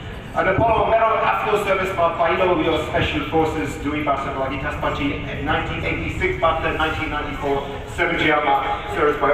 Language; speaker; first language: Nepali; non-native, learner; English